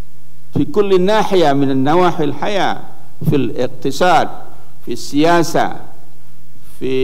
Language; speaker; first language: Arabic; non-native, fluent; Indonesian